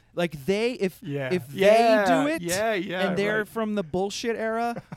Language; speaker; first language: English; native; English